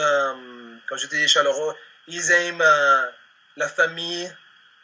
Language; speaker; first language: French; non-native, learner; Spanish